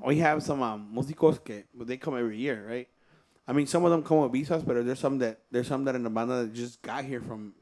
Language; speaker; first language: English; early bilingual, other home language; Spanish